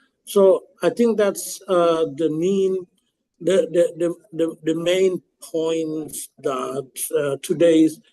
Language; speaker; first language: English; non-native, fluent; Indonesian